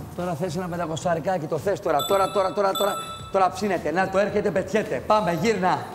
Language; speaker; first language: Greek; native; Greek